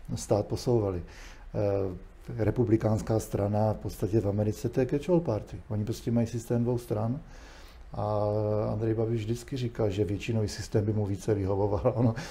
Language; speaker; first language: Czech; native; Czech